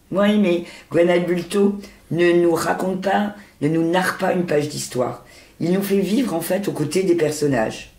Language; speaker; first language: French; native; French